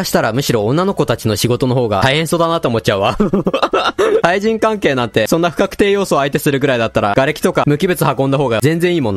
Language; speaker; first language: Japanese; native; Japanese